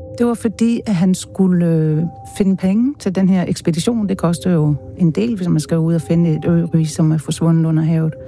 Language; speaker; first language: Danish; native; Danish